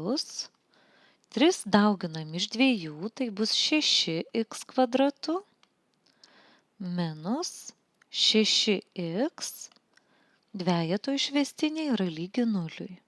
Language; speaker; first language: Lithuanian; native; Lithuanian